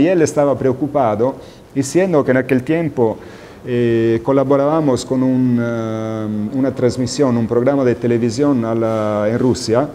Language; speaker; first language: Spanish; non-native, fluent; Italian